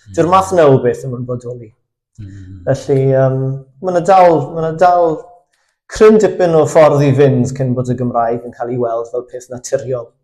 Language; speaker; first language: Welsh; native; Welsh